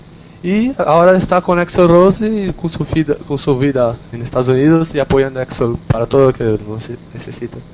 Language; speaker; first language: Portuguese; non-native, learner; Spanish